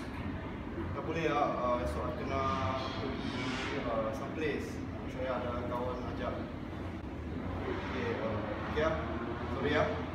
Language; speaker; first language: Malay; non-native, local second language; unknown